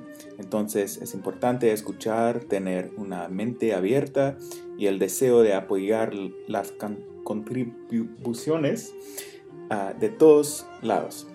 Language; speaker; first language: Spanish; non-native, fluent; English